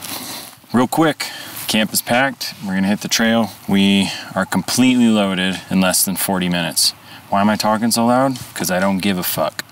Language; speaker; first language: English; native; English